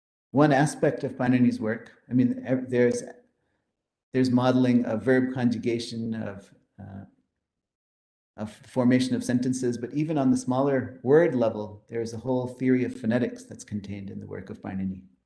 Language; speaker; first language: English; early bilingual, other home language; Hindi